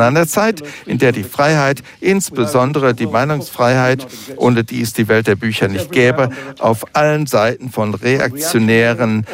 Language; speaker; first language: German; native; German